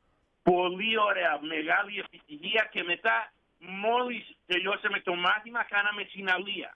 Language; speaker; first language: Greek; early bilingual, heritage; Greek